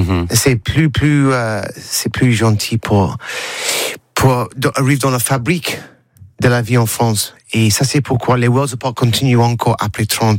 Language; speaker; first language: French; non-native, learner; English